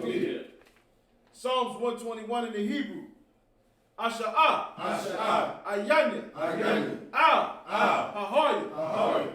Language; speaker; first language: English; native; English